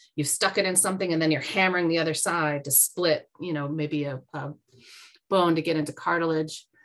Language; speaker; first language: English; native; English